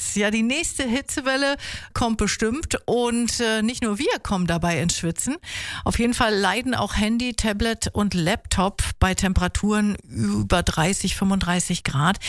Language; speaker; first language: German; native; German